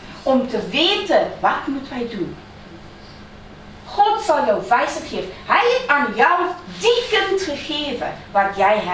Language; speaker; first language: Dutch; non-native, fluent; Afrikaans